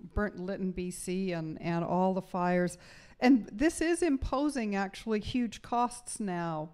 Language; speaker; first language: English; native; English